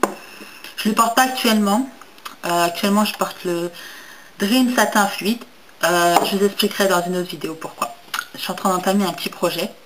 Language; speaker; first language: French; native; French